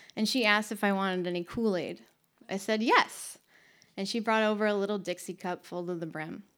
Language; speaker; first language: English; native; English